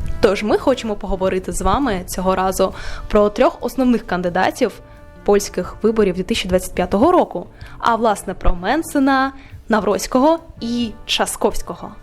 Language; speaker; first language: Ukrainian; native; Ukrainian